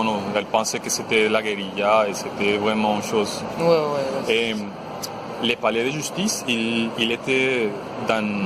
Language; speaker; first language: French; non-native, fluent; Spanish